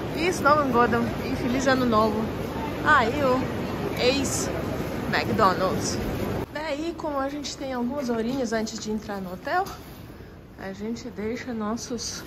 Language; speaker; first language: Portuguese; non-native, fluent; Russian